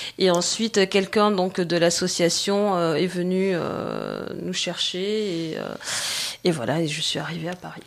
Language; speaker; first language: French; native; French